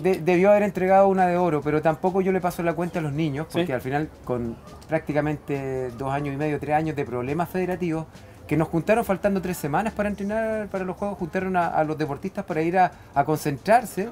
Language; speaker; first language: Spanish; native; Spanish